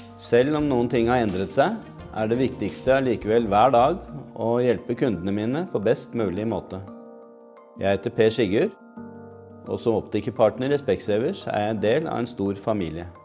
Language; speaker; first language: Norwegian; native; Norwegian